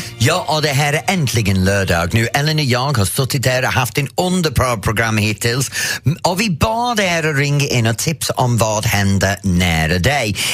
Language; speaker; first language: Swedish; non-native, fluent; English